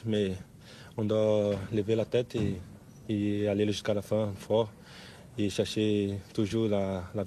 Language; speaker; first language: French; non-native, learner; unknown